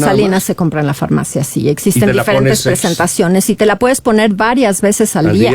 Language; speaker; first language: Spanish; native; Spanish